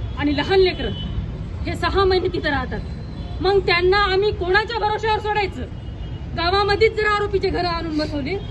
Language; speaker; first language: Marathi; non-native, local second language; Lambadi